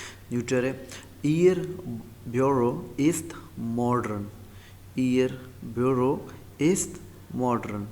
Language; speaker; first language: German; non-native, learner; Urdu